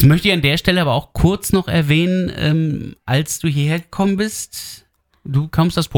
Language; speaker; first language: German; native; German